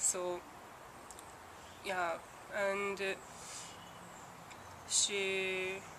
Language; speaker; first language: English; non-native, learner; Japanese